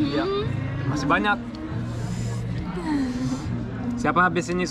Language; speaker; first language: Indonesian; early bilingual, heritage; German